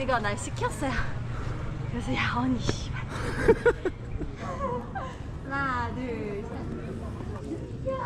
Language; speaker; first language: Korean; non-native, learner; Persian